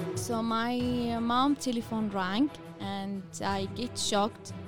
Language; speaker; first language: English; non-native, learner; Arabic